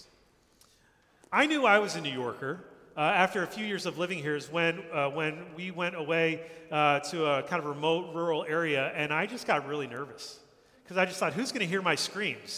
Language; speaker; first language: English; native; English